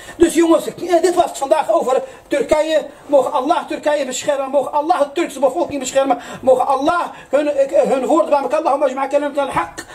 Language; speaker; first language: Dutch; early bilingual, other home language; Arabic